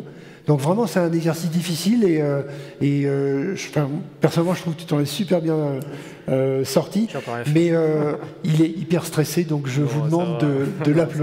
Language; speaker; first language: French; native; French